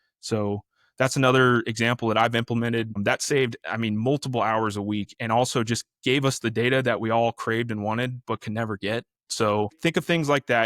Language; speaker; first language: English; native; English